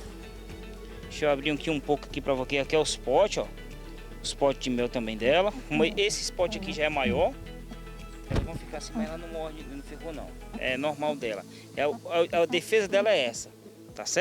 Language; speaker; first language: Portuguese; native; Portuguese